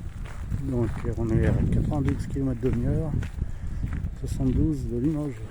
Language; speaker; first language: French; native; French